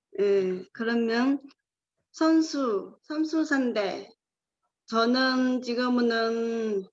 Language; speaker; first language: Korean; non-native, learner; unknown